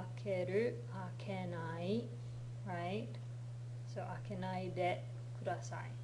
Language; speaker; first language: Japanese; non-native, fluent; English